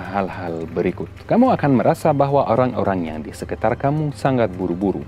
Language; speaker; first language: Indonesian; non-native, fluent; Arabic